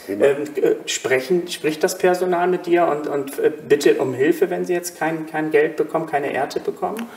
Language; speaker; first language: German; native; German